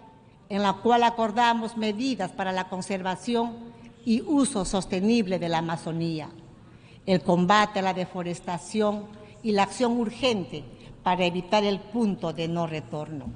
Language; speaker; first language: Spanish; native; Spanish